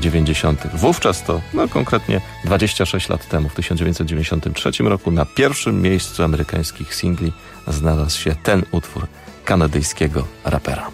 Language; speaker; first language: Polish; native; Polish